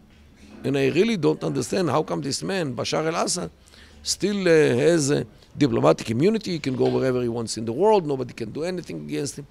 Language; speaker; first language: English; non-native, fluent; Hebrew